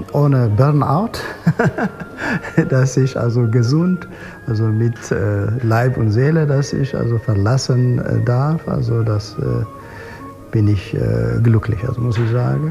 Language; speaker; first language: German; non-native, fluent; Amharic